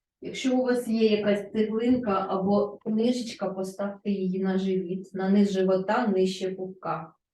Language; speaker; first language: Ukrainian; non-native, local second language; Russian